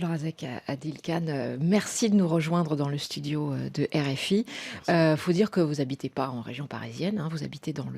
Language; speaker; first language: French; native; French